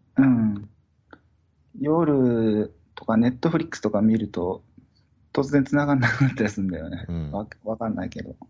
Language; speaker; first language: Japanese; native; Japanese